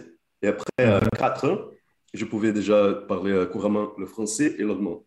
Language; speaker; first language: French; non-native, fluent; Portuguese